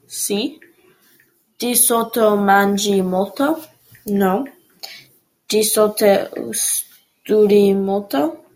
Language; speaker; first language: Italian; non-native, learner; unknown